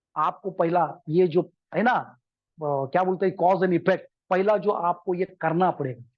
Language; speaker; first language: Hindi; non-native, local second language; Marathi